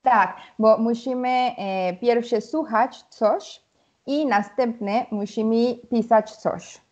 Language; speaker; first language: Polish; non-native, learner; Spanish